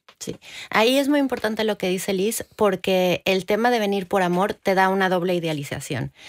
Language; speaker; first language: Spanish; native; Spanish